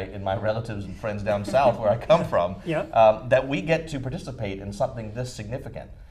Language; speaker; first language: English; native; English